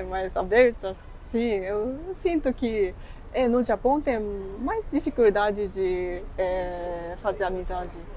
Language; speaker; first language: Portuguese; non-native, fluent; Japanese